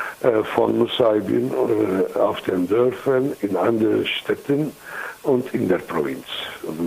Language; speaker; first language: German; non-native, fluent; Kurdish